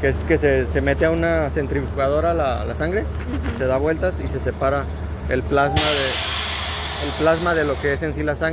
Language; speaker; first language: Spanish; native; Spanish